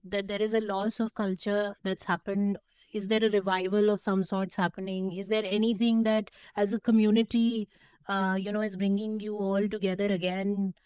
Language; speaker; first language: English; non-native, local second language; Hindi